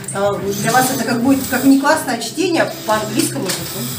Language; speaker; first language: Russian; native; Russian